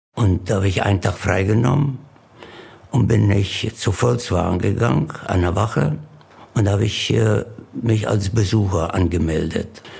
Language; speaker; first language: German; non-native, fluent; Italian